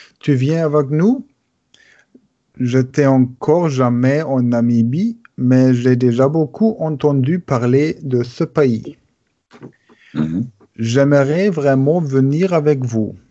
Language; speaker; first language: French; non-native, learner; German